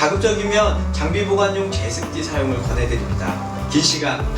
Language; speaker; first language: Korean; native; Korean